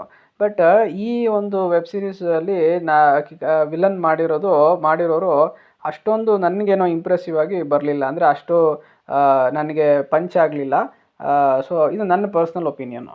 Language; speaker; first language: Kannada; native; Kannada